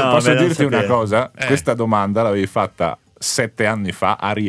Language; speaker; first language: Italian; native; Italian